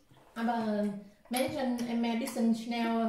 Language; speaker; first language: German; non-native, learner; Vietnamese